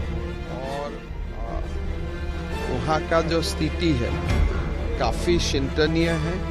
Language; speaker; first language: Hindi; non-native, local second language; Assamese